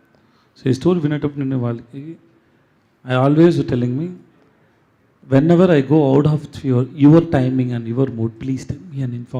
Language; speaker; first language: Telugu; non-native, learner; Tamil